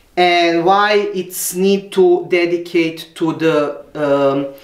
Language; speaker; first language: English; non-native, learner; Serbian